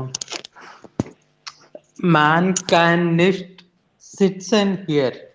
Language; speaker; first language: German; non-native, learner; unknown